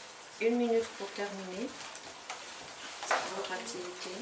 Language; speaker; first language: French; non-native, fluent; Ukrainian